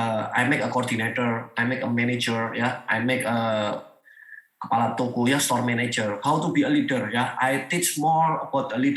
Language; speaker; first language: English; non-native, learner; Indonesian